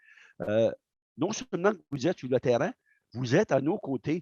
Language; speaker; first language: French; native; French